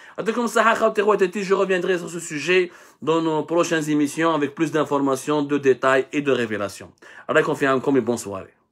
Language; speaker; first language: French; non-native, local second language; Arabic